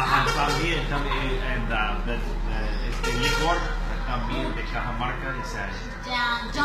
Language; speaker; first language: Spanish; non-native, learner; English